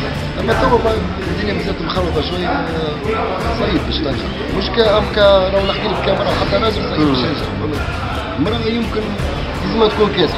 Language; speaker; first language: Arabic; native; Arabic